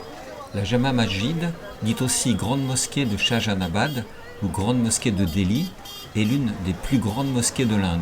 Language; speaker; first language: French; native; French